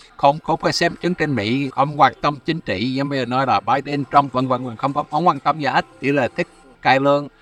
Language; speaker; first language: Vietnamese; non-native, fluent; English